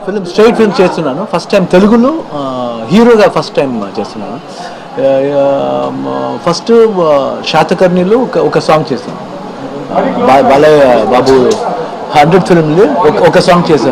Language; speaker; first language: Telugu; non-native, learner; Kannada